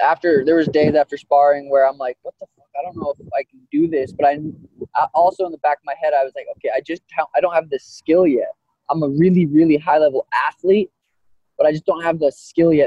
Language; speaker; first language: English; native; English